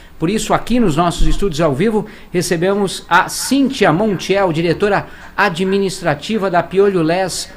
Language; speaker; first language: Portuguese; native; Portuguese